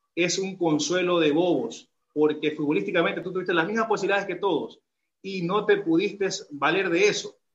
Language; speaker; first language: Spanish; native; Spanish